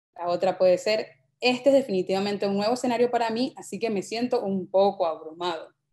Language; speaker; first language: Spanish; native; Spanish